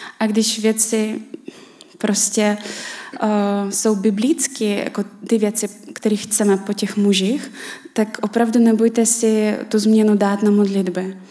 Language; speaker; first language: Czech; non-native, fluent; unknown